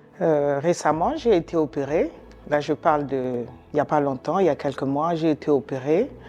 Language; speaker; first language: French; non-native, local second language; Lingala